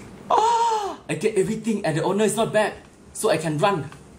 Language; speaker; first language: English; non-native, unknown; Thai